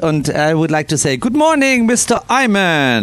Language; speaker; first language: English; non-native, fluent; German